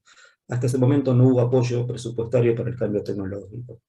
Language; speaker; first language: Spanish; native; Spanish